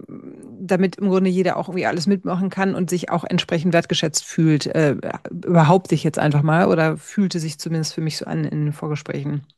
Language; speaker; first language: German; native; German